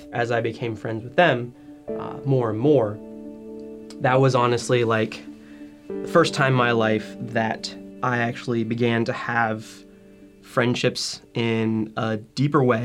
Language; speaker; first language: English; native; English